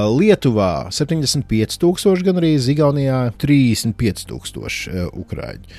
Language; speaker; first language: Latvian; native; Latvian